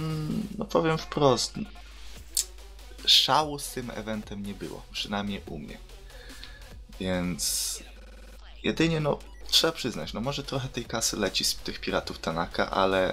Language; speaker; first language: Polish; native; Polish